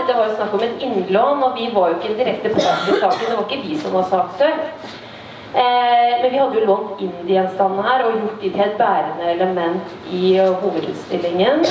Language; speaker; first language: Norwegian; native; Norwegian